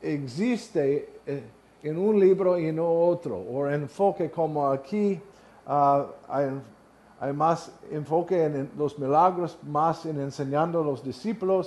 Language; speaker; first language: Spanish; non-native, learner; English